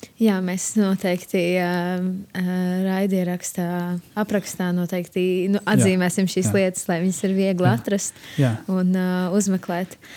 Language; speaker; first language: Latvian; native; Latvian